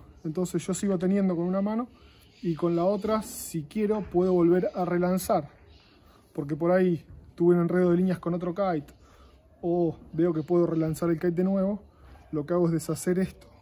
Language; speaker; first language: Spanish; native; Spanish